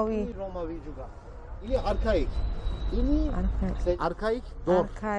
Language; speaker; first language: Indonesian; non-native, learner; Turkish